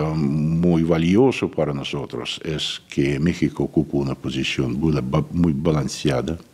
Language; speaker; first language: Spanish; non-native, fluent; Russian